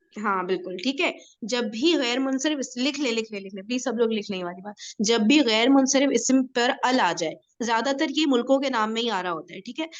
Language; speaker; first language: Urdu; native; Urdu